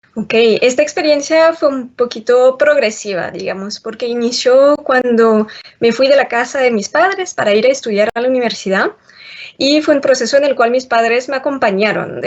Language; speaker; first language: Spanish; non-native, fluent; French